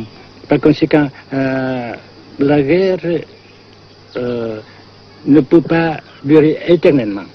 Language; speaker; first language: French; non-native, local second language; Vietnamese